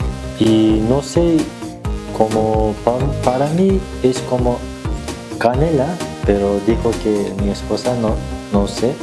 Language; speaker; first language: Spanish; non-native, learner; Turkish